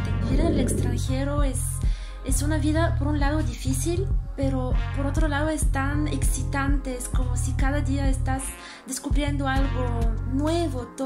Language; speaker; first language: Spanish; non-native, fluent; Bulgarian